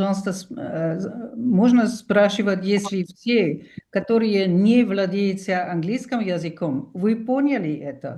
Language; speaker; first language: Russian; non-native, learner; German